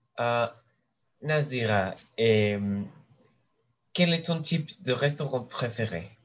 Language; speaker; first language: French; non-native, learner; English